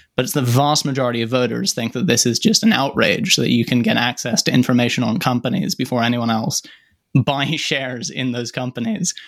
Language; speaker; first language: English; native; English